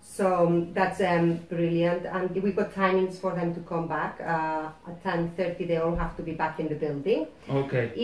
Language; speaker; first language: English; non-native, fluent; Spanish